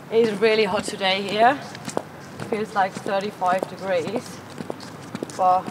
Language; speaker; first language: English; non-native, fluent; German